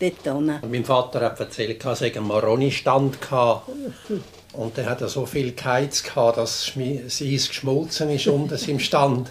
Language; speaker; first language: German; native; German